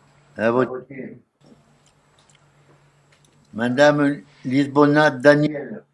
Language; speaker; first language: French; native; French